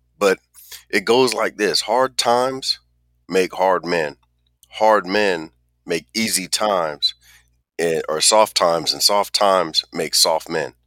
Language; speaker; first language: English; native; English